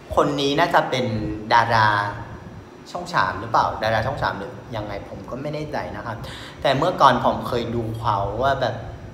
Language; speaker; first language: Thai; non-native, fluent; Vietnamese